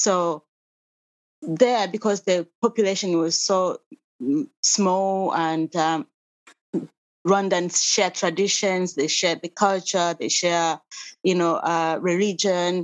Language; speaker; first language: English; non-native, local second language; Kinyarwanda